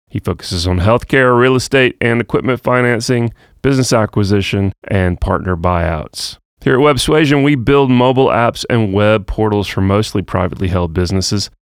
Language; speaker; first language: English; native; English